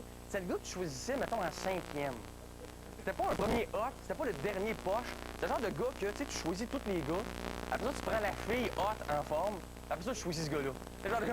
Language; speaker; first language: French; native; French